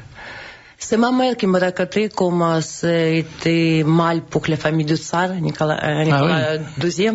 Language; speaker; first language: French; non-native, learner; Russian